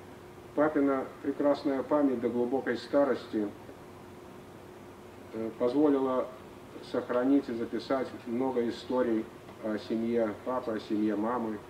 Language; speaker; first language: Russian; native; Russian